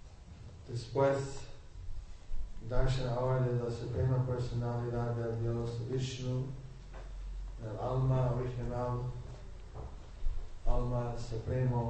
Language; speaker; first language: Spanish; non-native, learner; English